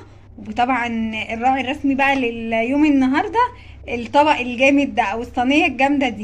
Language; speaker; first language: Arabic; native; Arabic